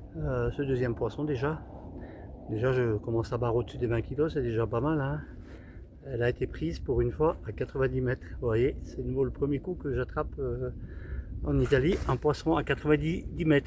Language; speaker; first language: French; native; French